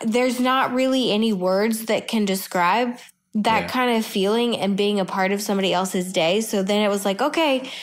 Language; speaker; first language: English; native; English